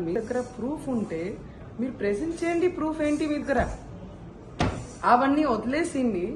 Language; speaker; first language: Telugu; non-native, local second language; Hindi